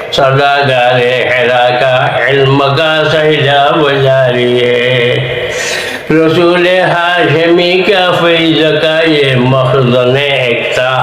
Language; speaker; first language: Urdu; non-native, fluent; Bangla